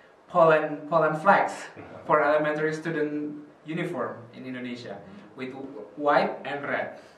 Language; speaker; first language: English; non-native, fluent; Indonesian